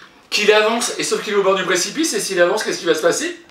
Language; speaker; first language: French; native; French